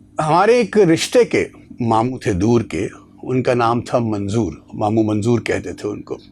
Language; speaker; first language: Urdu; native; Urdu